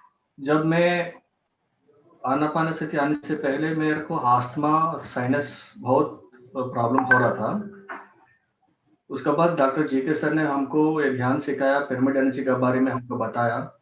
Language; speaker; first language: Hindi; non-native, local second language; Telugu